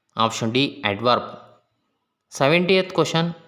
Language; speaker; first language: English; non-native, local second language; Telugu